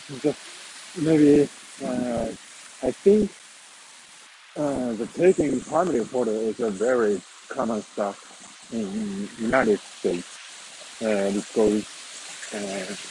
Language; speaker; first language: English; non-native, fluent; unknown